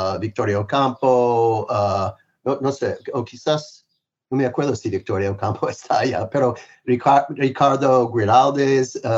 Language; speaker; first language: Spanish; non-native, fluent; English